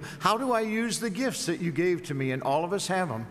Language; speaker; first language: English; native; English